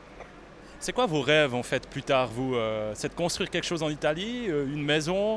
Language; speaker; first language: French; native; French